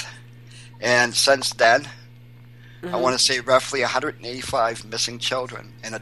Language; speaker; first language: English; native; English